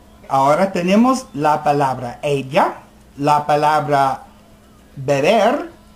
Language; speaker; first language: Spanish; non-native, fluent; English